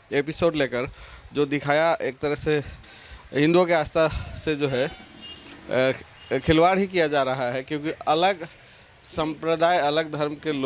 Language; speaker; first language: Hindi; non-native, local second language; Assamese